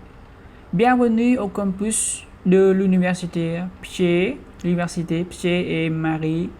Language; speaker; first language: French; non-native, fluent; Khmer